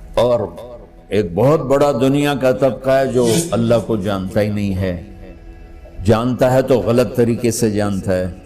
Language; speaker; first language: Urdu; non-native, local second language; Punjabi